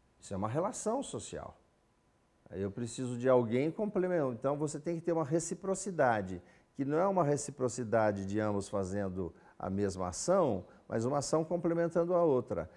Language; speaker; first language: Portuguese; native; Portuguese